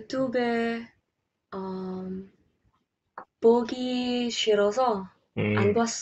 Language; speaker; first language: Korean; non-native, learner; English